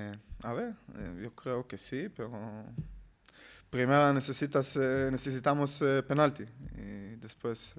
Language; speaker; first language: Spanish; non-native, learner; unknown